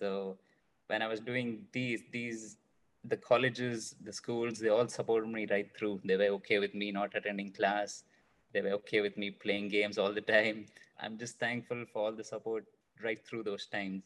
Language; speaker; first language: English; non-native, local second language; Kannada